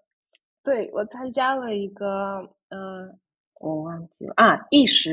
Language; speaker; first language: Chinese; non-native, fluent; Russian